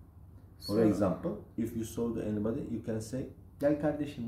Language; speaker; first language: English; non-native, fluent; Turkish